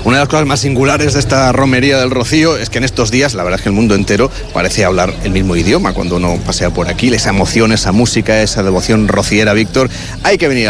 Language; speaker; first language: Spanish; native; Spanish